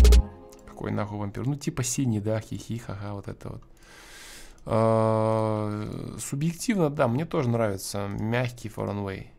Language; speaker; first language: Russian; native; Russian